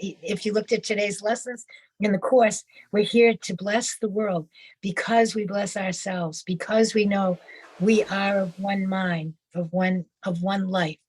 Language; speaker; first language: English; native; English